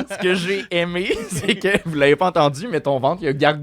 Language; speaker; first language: French; native; French